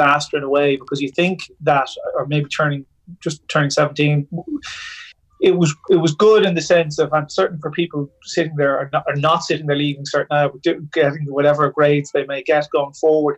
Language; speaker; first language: English; native; English